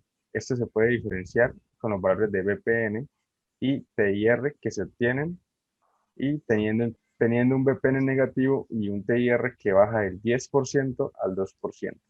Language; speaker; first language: Spanish; native; Spanish